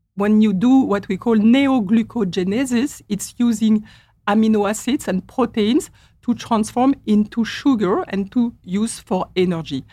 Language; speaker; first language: English; non-native, fluent; French